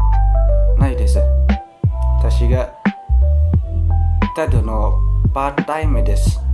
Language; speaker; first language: Japanese; non-native, learner; Indonesian